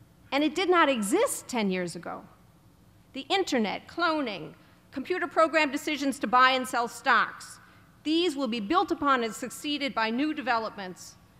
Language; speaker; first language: English; native; English